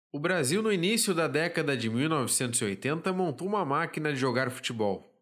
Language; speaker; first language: Portuguese; native; Portuguese